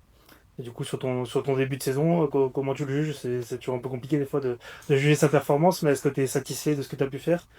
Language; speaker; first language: French; native; French